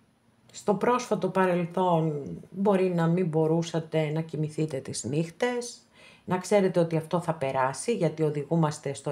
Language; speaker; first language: Greek; native; Greek